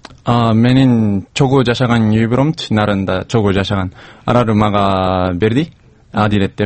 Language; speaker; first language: Kyrgyz; non-native, fluent; Japanese